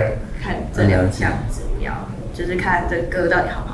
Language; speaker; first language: Chinese; native; Chinese